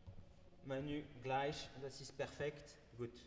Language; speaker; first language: German; non-native, learner; French